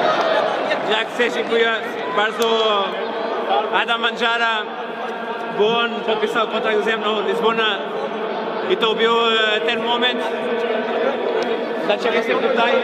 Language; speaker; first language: Polish; non-native, learner; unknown